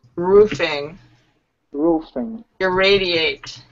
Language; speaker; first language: English; native; English